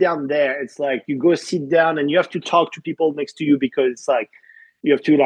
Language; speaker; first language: English; non-native, fluent; French